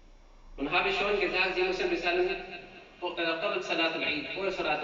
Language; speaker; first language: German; non-native, learner; Urdu